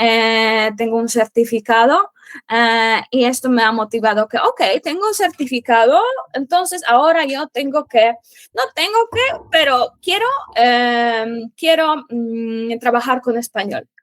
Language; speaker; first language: Spanish; non-native, fluent; Polish